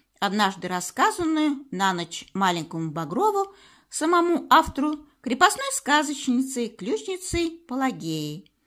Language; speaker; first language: Russian; native; Russian